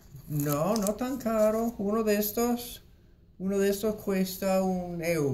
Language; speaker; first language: Spanish; non-native, fluent; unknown